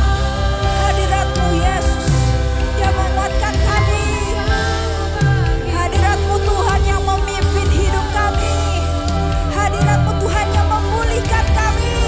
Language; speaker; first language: Indonesian; native; Indonesian